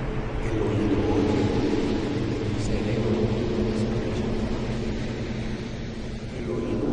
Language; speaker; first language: Spanish; native; Spanish